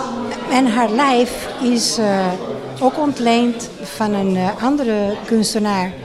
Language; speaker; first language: Dutch; non-native, fluent; Spanish